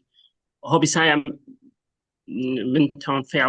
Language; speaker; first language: Indonesian; non-native, learner; Arabic